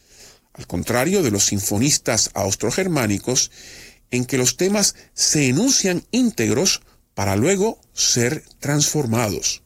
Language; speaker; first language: Spanish; native; Spanish